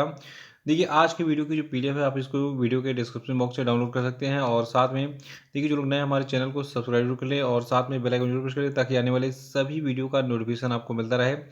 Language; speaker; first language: Hindi; native; Hindi